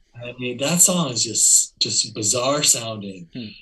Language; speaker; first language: English; native; English